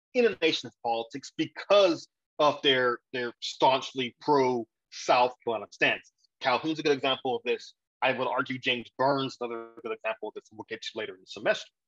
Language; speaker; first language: English; native; English